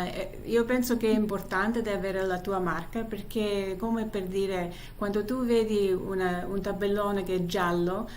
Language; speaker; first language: Italian; early bilingual, heritage; Italian